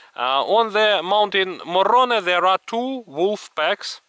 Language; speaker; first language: English; non-native, fluent; Russian